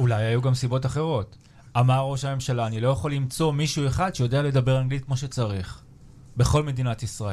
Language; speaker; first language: Hebrew; native; Hebrew